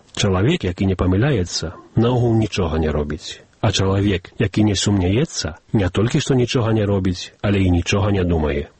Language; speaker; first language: Belarusian; early bilingual, heritage; Belarusian